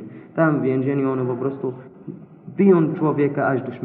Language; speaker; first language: Polish; non-native, fluent; Arabic